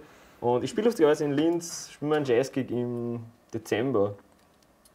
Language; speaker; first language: German; native; German